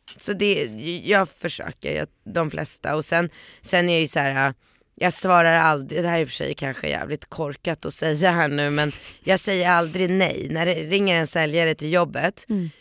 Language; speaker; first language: Swedish; early bilingual, other home language; Polish